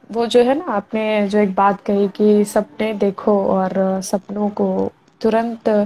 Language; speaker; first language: Hindi; native; Hindi